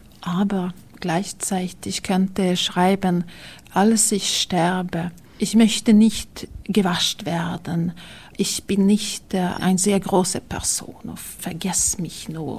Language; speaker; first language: German; non-native, learner; Swedish